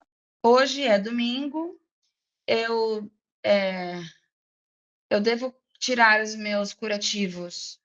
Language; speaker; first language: Portuguese; non-native, fluent; English